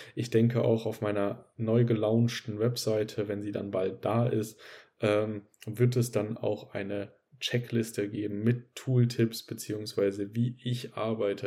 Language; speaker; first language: German; native; German